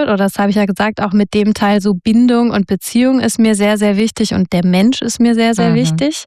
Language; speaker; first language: German; native; German